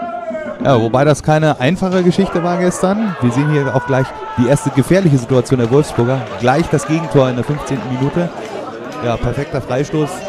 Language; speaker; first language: German; native; German